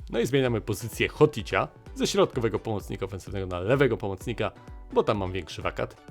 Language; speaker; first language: Polish; native; Polish